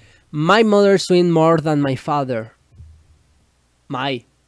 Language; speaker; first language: English; non-native, learner; Spanish